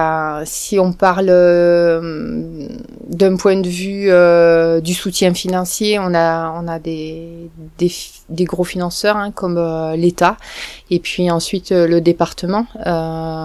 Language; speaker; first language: French; native; French